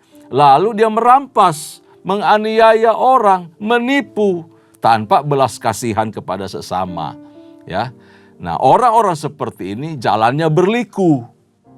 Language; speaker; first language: Indonesian; native; Indonesian